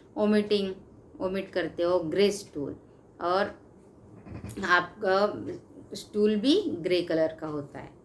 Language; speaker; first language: Hindi; non-native, local second language; Marathi